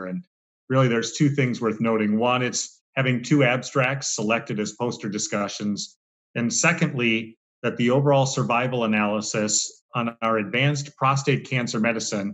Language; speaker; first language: English; native; English